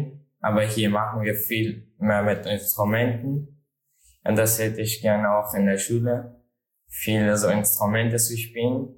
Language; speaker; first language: German; non-native, learner; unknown